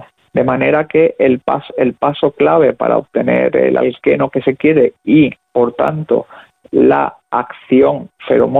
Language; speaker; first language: Spanish; native; Spanish